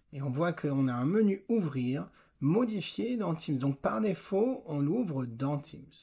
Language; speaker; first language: French; native; French